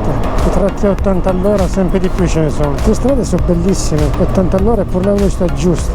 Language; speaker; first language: Italian; native; Italian